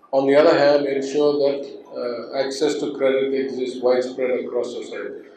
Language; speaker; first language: English; non-native, local second language; Tamil